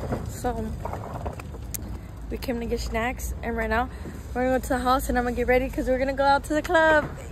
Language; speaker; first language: English; early bilingual, other home language; Spanish